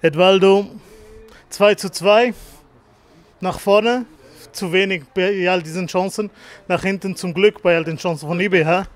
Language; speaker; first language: German; native; German